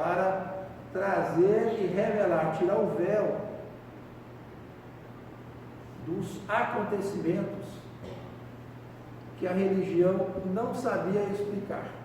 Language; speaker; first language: Portuguese; native; Portuguese